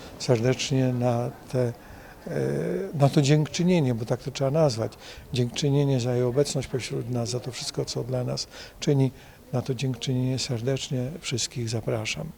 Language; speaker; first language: Polish; native; Polish